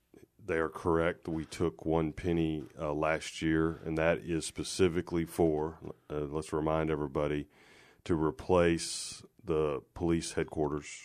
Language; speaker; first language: English; native; English